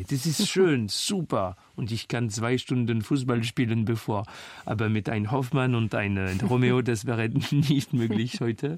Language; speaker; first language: German; non-native, learner; French